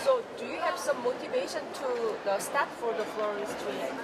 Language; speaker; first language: English; non-native, learner; Korean